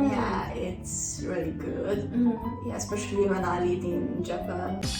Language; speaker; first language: English; non-native, fluent; Hungarian